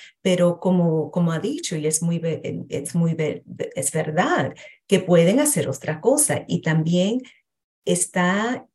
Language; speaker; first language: Spanish; early bilingual, heritage; Spanish